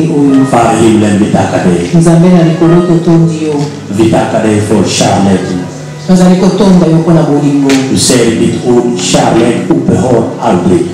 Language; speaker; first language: Swedish; non-native, learner; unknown